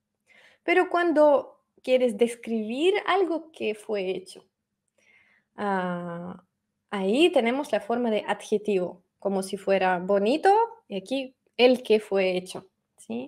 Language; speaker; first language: Spanish; non-native, fluent; Russian